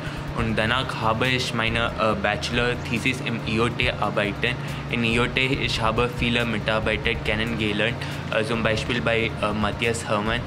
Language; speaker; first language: German; non-native, learner; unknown